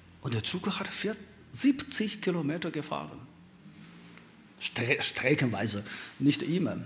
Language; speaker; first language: German; non-native, fluent; Chinese